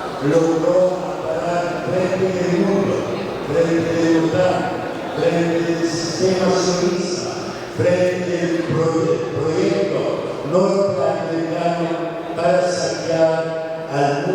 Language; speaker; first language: Spanish; non-native, fluent; Arabic